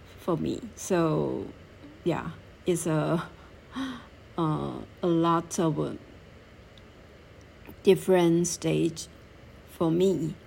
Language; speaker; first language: English; non-native, learner; Chinese